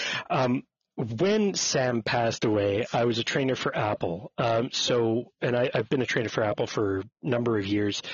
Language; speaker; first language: English; native; English